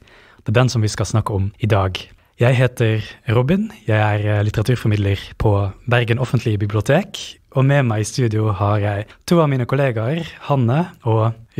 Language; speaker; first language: Norwegian; native; Norwegian